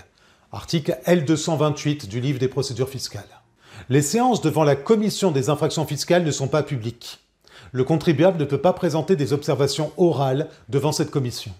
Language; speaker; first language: French; native; French